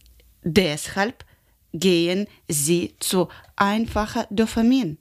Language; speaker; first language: German; non-native, learner; Ukrainian